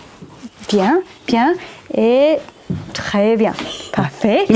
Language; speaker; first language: French; non-native, learner; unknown